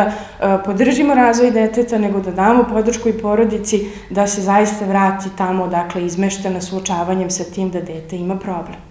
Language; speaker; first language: Serbian; native; Serbian